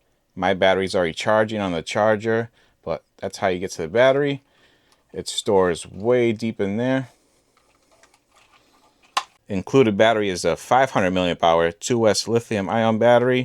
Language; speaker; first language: English; native; English